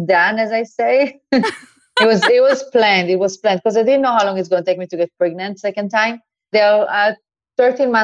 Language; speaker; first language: English; non-native, fluent; Hebrew